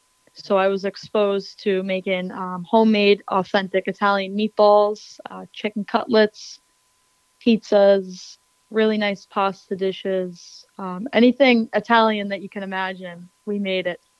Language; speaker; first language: English; native; English